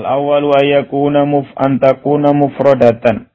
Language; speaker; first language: Arabic; non-native, fluent; Indonesian